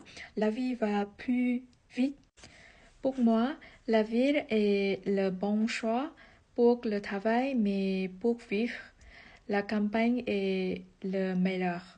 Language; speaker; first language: French; non-native, learner; Vietnamese